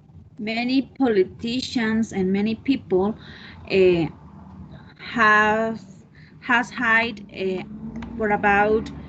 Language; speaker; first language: English; non-native, learner; Spanish